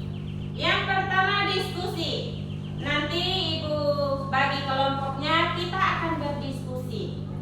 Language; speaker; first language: Indonesian; native; Indonesian